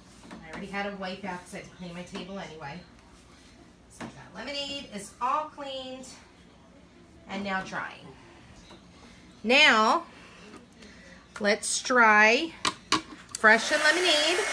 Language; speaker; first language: English; native; English